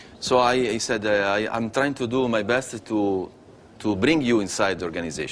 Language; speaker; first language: English; non-native, learner; Italian